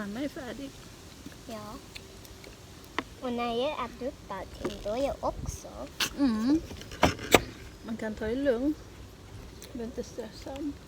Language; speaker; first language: Swedish; non-native, learner; Thai